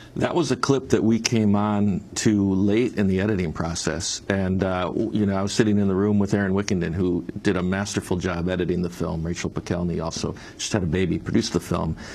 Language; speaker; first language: English; native; English